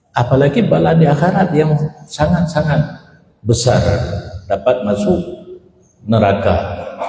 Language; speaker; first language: Malay; non-native, local second language; Achinese